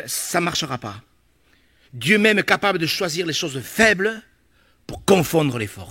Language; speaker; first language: French; native; French